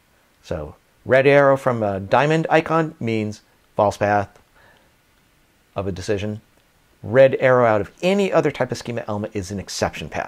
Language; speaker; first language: English; native; English